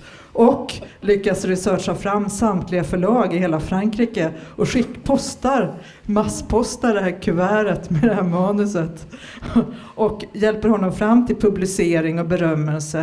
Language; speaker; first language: Swedish; native; Swedish